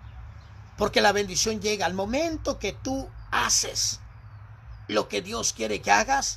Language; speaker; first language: Spanish; native; Spanish